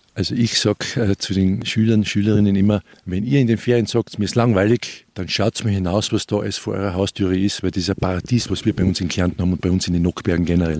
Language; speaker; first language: German; native; German